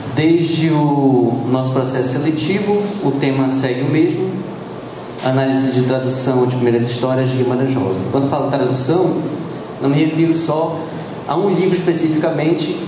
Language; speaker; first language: Portuguese; native; Portuguese